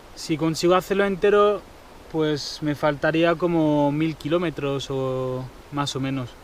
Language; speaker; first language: Spanish; native; Spanish